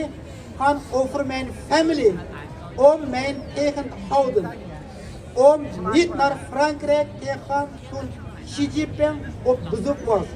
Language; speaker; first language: Dutch; non-native, learner; Uyghur